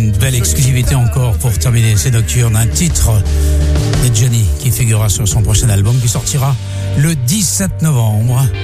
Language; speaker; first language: French; native; French